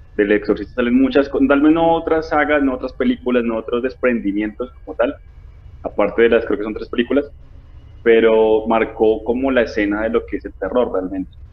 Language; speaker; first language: Spanish; native; Spanish